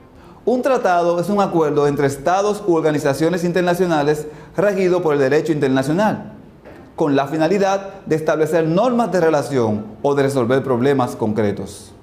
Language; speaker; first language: Spanish; native; Spanish